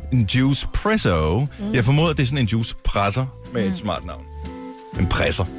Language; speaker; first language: Danish; native; Danish